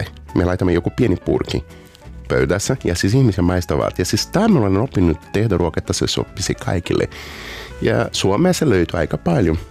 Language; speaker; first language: Finnish; non-native, fluent; Portuguese